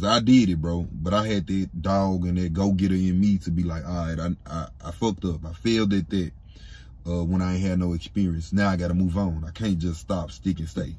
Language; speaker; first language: English; native; English